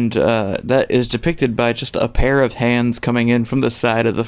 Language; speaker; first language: English; native; English